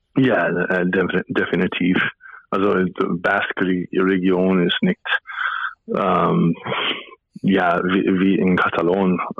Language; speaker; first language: German; non-native, fluent; English